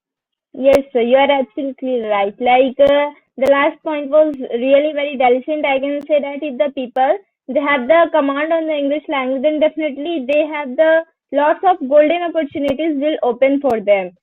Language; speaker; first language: English; non-native, learner; Hindi